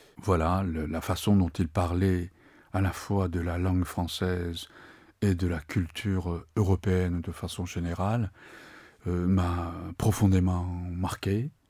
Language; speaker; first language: French; non-native, fluent; Japanese